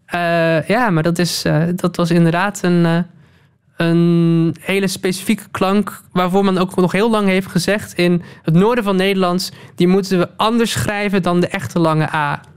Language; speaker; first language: Dutch; native; Dutch